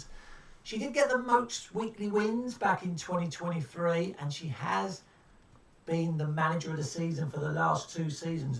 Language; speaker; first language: English; native; English